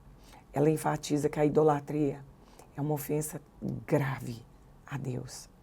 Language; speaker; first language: Portuguese; native; Portuguese